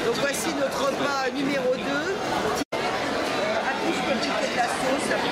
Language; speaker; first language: French; native; French